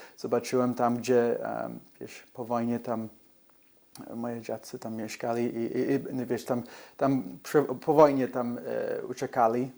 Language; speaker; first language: Polish; early bilingual, heritage; English